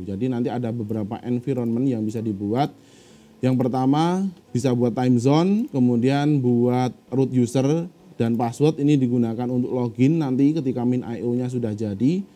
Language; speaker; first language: Indonesian; native; Indonesian